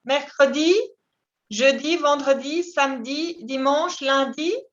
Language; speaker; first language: French; non-native, fluent; Spanish